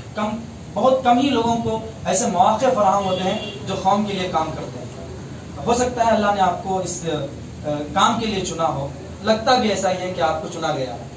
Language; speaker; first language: Hindi; non-native, local second language; Urdu